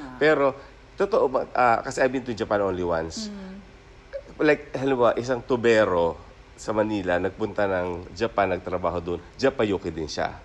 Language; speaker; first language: Filipino; native; Filipino